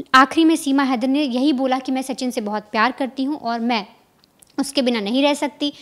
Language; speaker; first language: Hindi; native; Hindi